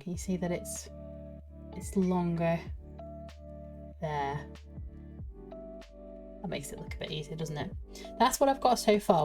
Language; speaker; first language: English; native; English